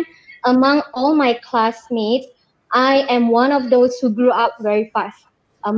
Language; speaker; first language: English; non-native, local second language; Malay